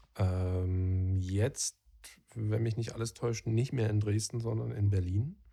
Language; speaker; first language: German; native; German